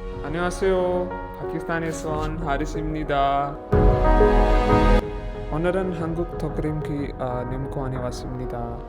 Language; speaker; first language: Korean; non-native, learner; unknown